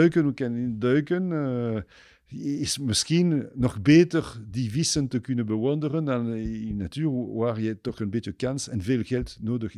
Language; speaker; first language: Dutch; non-native, fluent; French